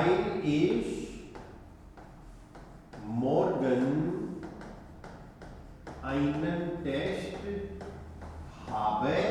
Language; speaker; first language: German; non-native, fluent; Hindi